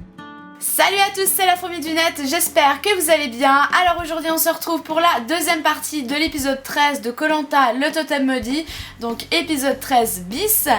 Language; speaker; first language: French; native; French